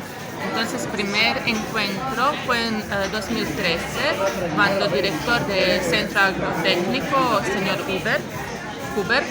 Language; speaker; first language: Spanish; non-native, fluent; Croatian